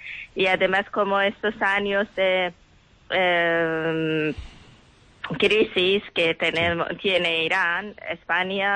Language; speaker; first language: Spanish; non-native, learner; Persian